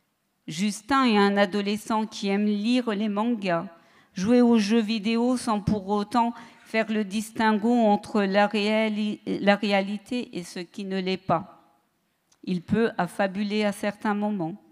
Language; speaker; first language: French; native; French